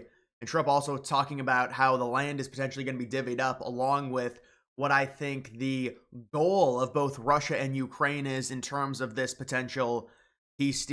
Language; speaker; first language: English; native; English